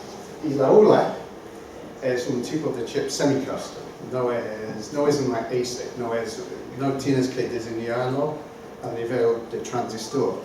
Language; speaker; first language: Spanish; non-native, fluent; English